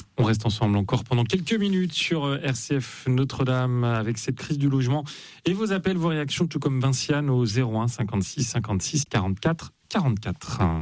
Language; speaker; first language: French; native; French